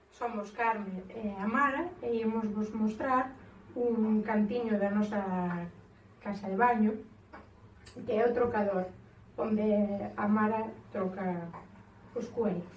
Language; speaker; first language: Galician; native; Galician